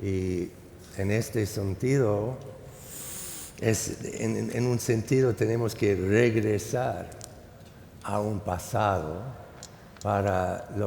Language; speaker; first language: Spanish; non-native, fluent; English